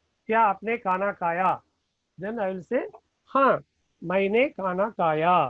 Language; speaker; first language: Hindi; non-native, learner; Tamil